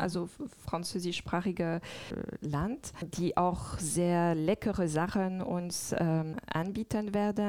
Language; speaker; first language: German; non-native, fluent; French